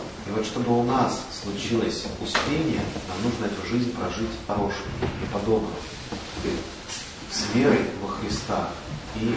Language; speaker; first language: Russian; native; Russian